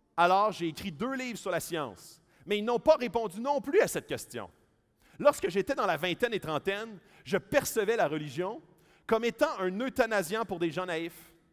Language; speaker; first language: French; native; French